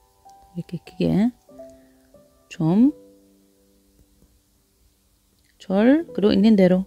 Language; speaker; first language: Korean; non-native, learner; Arabic